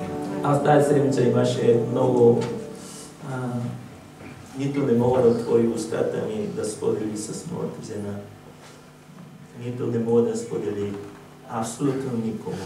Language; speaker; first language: Bulgarian; non-native, learner; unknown